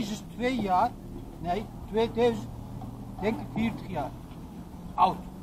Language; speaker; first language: Dutch; non-native, learner; Turkish